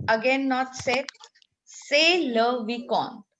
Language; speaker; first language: French; non-native, fluent; Hindi